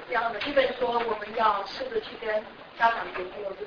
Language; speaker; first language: Chinese; native; Chinese